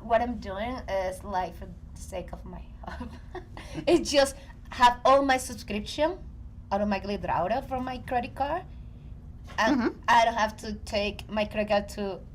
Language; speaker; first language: English; non-native, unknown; Spanish